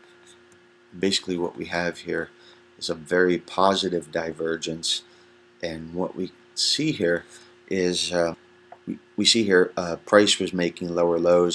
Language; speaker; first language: English; native; English